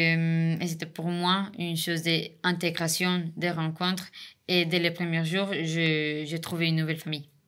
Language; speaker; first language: French; non-native, fluent; Spanish